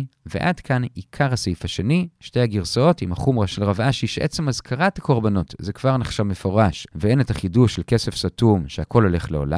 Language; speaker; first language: Hebrew; native; Hebrew